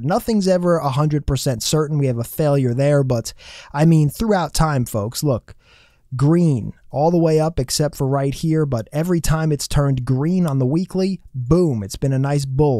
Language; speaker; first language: English; native; English